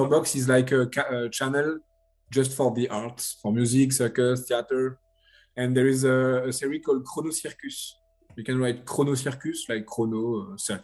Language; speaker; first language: English; non-native, learner; French